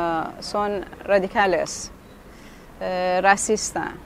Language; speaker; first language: Spanish; non-native, learner; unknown